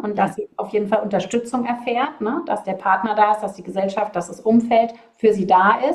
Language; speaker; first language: German; native; German